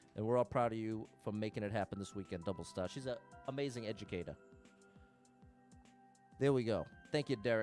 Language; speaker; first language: English; native; English